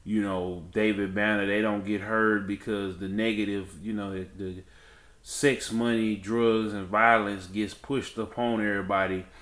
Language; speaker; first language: English; native; English